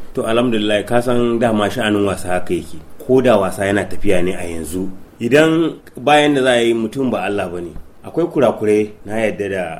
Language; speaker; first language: Hausa; non-native, local second language; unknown